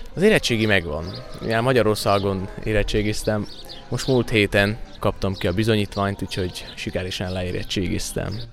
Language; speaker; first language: Hungarian; native; Hungarian